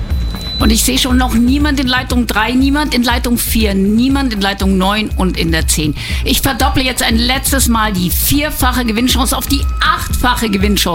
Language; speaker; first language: German; native; German